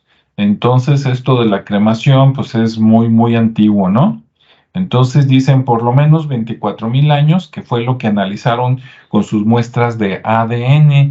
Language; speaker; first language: Spanish; native; Spanish